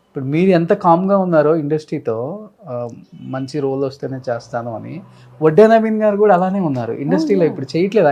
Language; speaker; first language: Telugu; native; Telugu